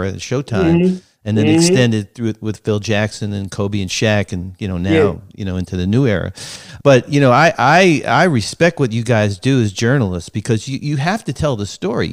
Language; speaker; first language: English; native; English